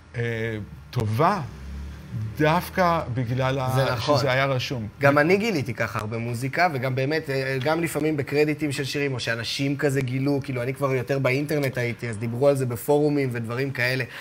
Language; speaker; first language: Hebrew; native; Hebrew